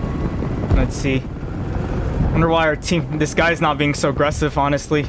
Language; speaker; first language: English; native; English